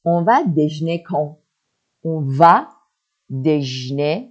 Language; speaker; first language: French; non-native, fluent; Persian